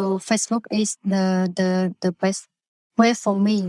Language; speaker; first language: English; non-native, learner; Khmer